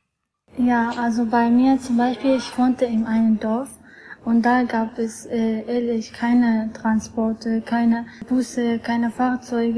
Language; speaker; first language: German; non-native, learner; Arabic